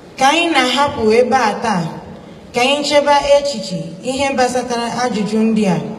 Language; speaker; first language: Igbo; early bilingual, heritage; Igbo